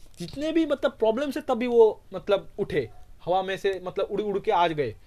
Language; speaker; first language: Hindi; non-native, local second language; Bangla